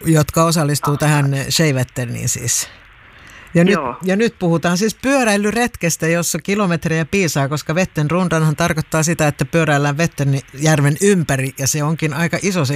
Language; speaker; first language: Finnish; native; Finnish